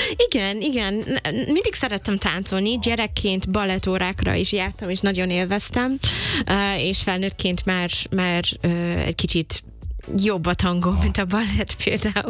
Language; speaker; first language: Hungarian; non-native, fluent; English